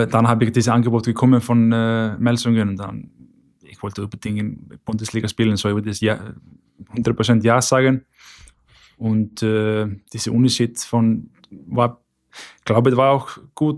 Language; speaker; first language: German; non-native, learner; Icelandic